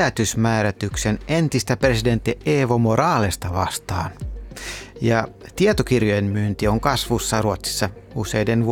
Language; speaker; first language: Finnish; early bilingual, heritage; Finnish